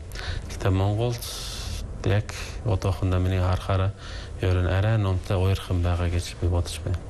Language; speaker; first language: Mongolian; non-native, fluent; Turkish